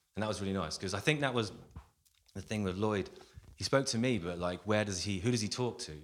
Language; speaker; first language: English; native; English